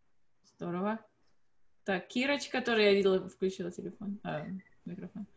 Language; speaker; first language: Russian; native; Russian